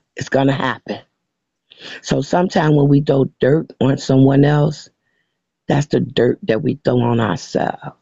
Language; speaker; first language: English; native; English